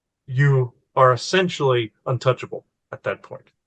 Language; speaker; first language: English; native; English